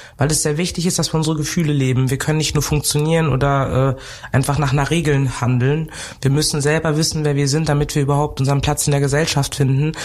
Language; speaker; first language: German; early bilingual, other home language; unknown